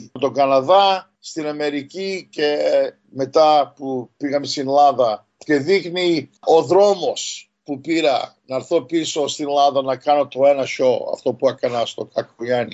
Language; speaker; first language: Greek; early bilingual, heritage; Greek